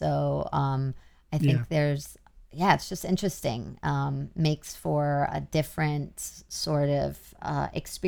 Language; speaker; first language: English; native; English